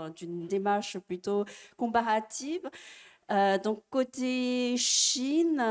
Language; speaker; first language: French; non-native, fluent; Chinese